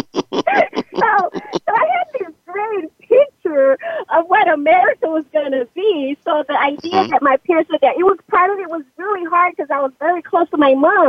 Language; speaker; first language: English; early bilingual, other home language; Haitian Creole